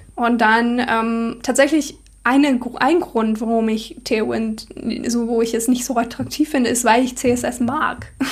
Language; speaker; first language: German; non-native, fluent; English